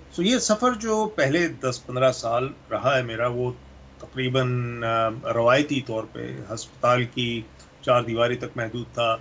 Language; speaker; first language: Urdu; native; Urdu